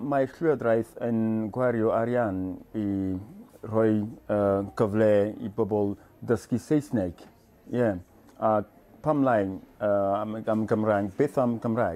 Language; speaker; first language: Welsh; non-native, learner; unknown